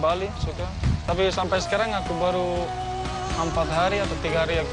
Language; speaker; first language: Indonesian; non-native, learner; Dutch